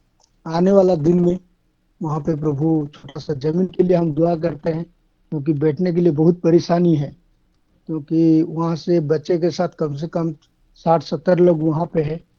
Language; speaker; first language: Hindi; non-native, local second language; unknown